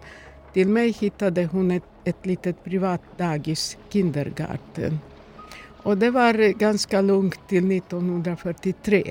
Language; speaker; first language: Swedish; non-native, fluent; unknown